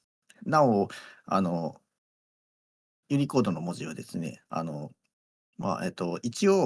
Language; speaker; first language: Japanese; native; Japanese